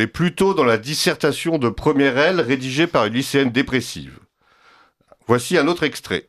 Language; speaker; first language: French; native; French